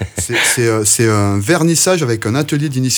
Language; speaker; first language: French; native; French